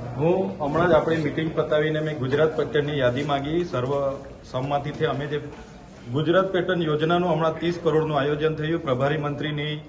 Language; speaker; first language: Gujarati; non-native, local second language; Vasavi